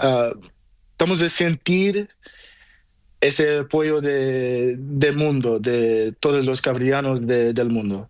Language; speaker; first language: Spanish; non-native, learner; Portuguese